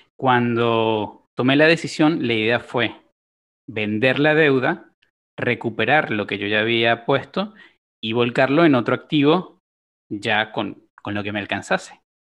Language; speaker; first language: Spanish; native; Spanish